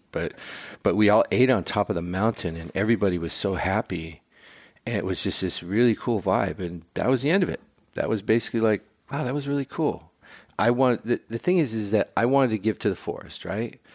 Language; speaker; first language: English; native; English